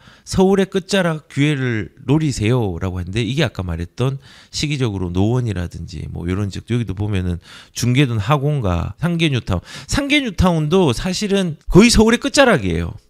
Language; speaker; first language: Korean; native; Korean